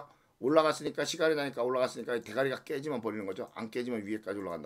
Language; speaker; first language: Korean; native; Korean